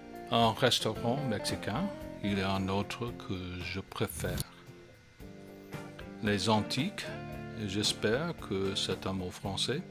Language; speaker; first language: French; non-native, fluent; English